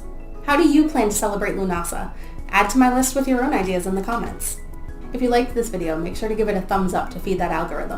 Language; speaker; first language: English; native; English